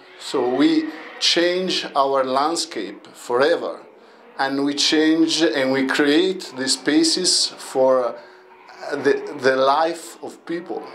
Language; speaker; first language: English; non-native, learner; Italian